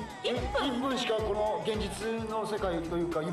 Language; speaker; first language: Japanese; native; Japanese